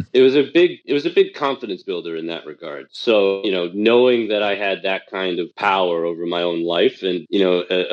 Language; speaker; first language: English; early bilingual, other home language; Chinese